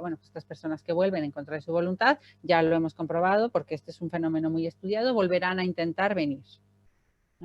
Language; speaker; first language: Spanish; native; Spanish